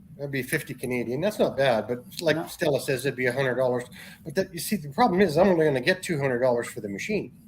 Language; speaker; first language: English; native; English